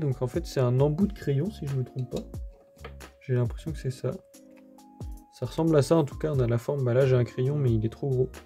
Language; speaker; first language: French; native; French